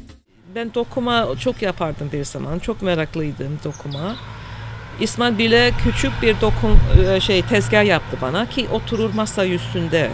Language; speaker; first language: Turkish; non-native, fluent; English